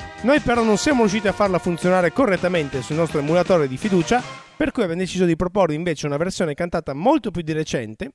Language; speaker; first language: Italian; native; Italian